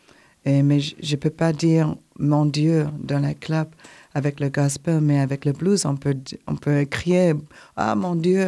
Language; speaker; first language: French; non-native, learner; English